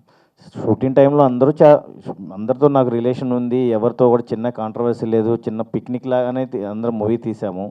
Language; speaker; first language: Telugu; native; Telugu